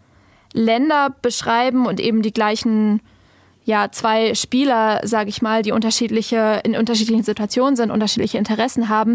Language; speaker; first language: German; native; German